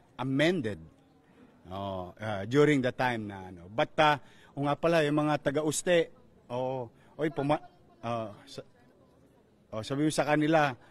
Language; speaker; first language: Filipino; native; Filipino